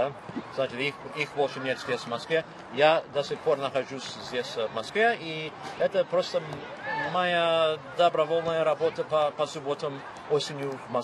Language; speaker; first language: Russian; non-native, fluent; English